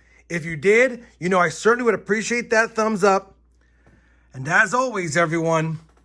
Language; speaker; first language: English; native; English